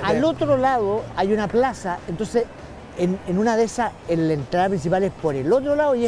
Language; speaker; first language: Spanish; native; Spanish